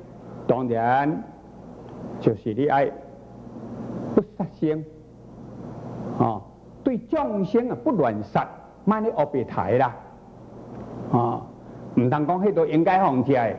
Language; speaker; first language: Chinese; native; Chinese